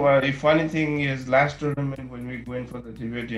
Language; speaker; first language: English; non-native, local second language; Nepali